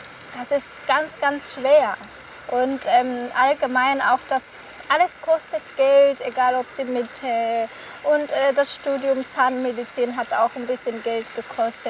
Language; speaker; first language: German; non-native, fluent; Kinyarwanda